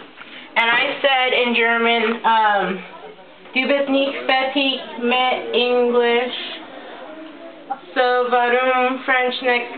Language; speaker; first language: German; non-native, learner; English